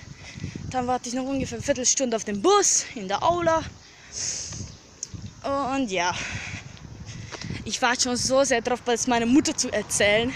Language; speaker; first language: German; early bilingual, other home language; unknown